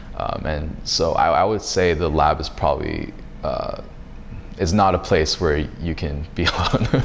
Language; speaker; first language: English; native; English